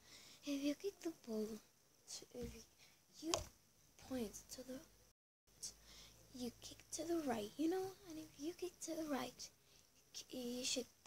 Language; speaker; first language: English; non-native, learner; Spanish